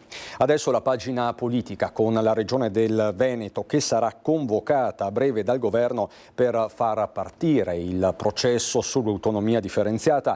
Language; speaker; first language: Italian; native; Italian